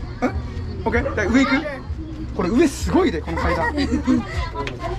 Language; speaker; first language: Japanese; native; Japanese